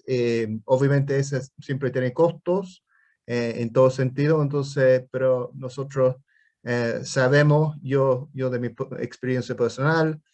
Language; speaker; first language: Spanish; non-native, fluent; English